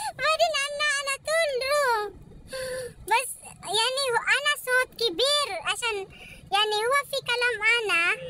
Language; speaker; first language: Arabic; non-native, learner; Filipino